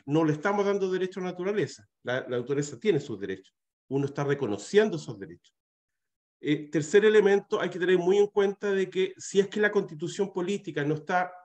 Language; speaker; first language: Spanish; native; Spanish